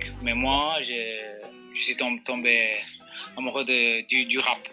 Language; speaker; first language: French; non-native, fluent; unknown